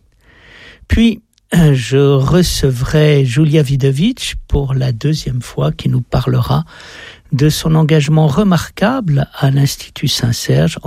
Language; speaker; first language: French; native; French